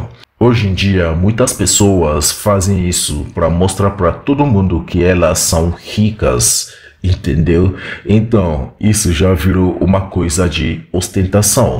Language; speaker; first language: Portuguese; non-native, fluent; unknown